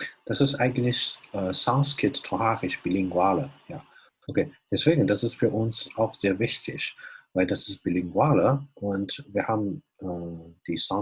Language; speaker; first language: German; non-native, fluent; Chinese